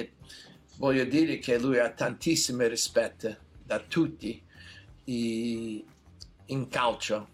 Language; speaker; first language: Italian; non-native, learner; English